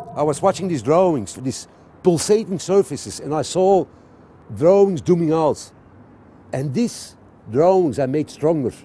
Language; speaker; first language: English; non-native, fluent; Dutch